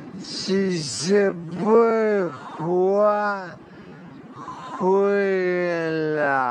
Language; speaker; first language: Spanish; native; Spanish